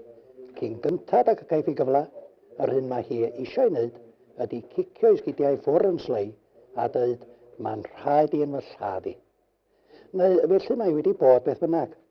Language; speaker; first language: Welsh; native; Welsh